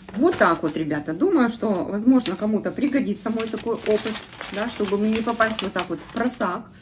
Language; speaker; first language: Russian; native; Russian